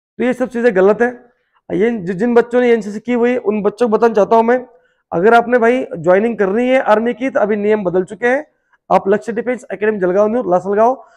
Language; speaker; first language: Hindi; non-native, local second language; Marathi